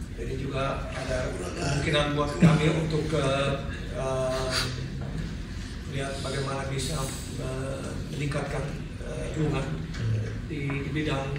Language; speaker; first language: Indonesian; non-native, fluent; Dutch